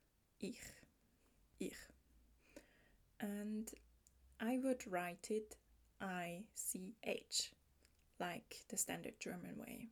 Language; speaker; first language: English; non-native, fluent; German